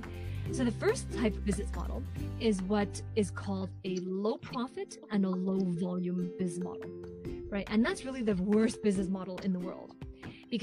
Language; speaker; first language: English; non-native, local second language; Cantonese